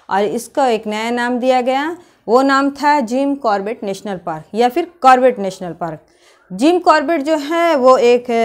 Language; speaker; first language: Hindi; native; Hindi